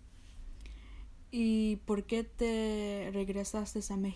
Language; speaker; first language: Spanish; early bilingual, heritage; Spanish